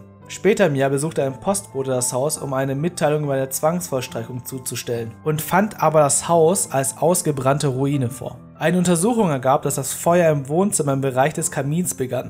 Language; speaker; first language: German; native; German